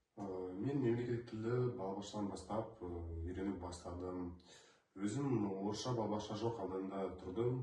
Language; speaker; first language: Kazakh; non-native, local second language; Russian